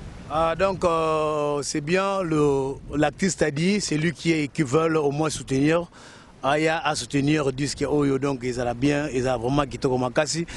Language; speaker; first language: French; non-native, local second language; Lingala